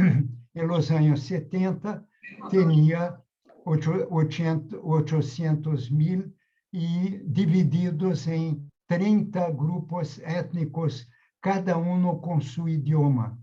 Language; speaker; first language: Spanish; non-native, fluent; Portuguese